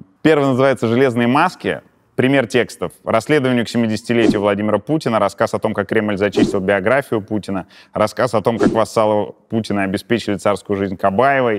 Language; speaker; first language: Russian; native; Russian